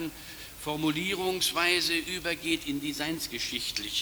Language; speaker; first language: German; native; German